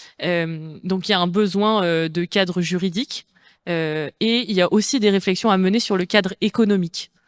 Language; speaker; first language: French; native; French